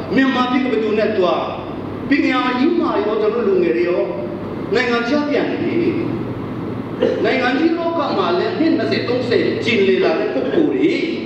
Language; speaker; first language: Burmese; non-native, local second language; Hakha Chin